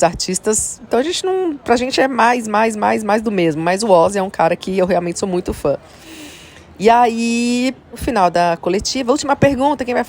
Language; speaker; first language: Portuguese; native; Portuguese